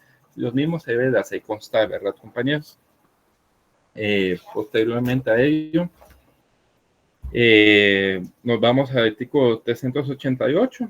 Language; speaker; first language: Spanish; native; Spanish